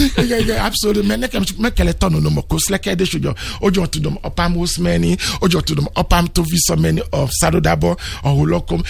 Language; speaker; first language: Hungarian; non-native, learner; Yoruba